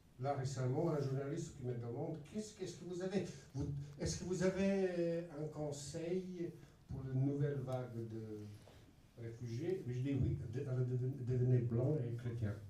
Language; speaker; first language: French; non-native, fluent; Bosnian